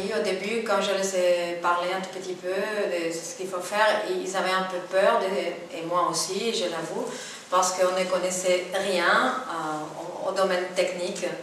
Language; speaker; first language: French; non-native, fluent; Spanish